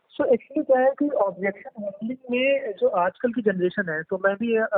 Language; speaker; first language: Hindi; native; Hindi